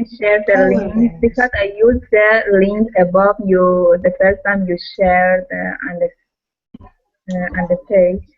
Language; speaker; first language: English; non-native, learner; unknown